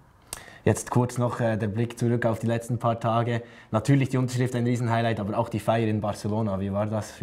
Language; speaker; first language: German; native; German